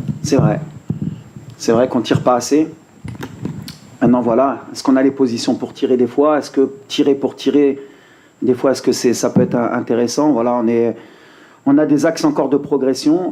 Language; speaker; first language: French; native; French